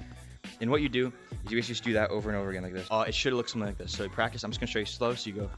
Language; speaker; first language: English; native; English